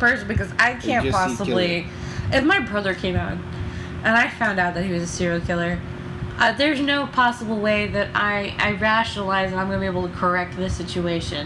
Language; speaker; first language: English; native; English